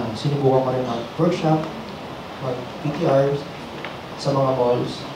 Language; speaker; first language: Filipino; native; Filipino